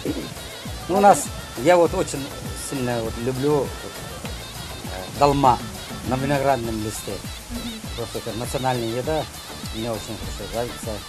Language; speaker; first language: Russian; non-native, local second language; Chechen